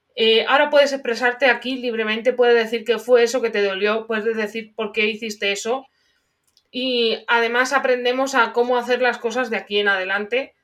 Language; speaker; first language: Spanish; native; Spanish